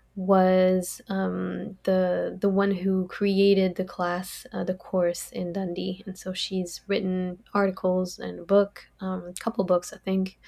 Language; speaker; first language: English; non-native, fluent; French